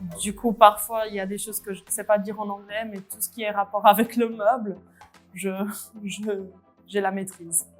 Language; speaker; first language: French; early bilingual, other home language; Portuguese